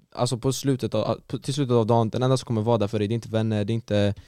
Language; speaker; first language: Swedish; early bilingual, other home language; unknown